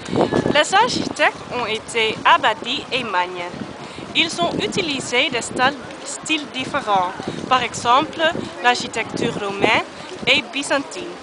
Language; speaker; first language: French; non-native, learner; Dutch